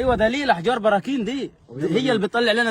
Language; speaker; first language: Arabic; native; Arabic